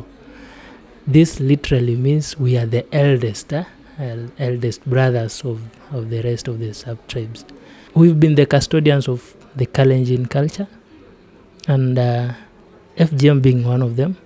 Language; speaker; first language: English; non-native, local second language; Kalenjin